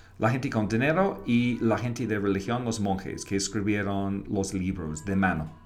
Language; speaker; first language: Spanish; non-native, fluent; English